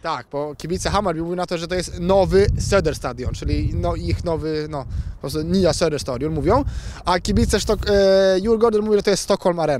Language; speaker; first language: Polish; native; Polish